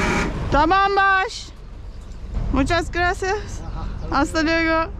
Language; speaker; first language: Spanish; non-native, learner; Turkish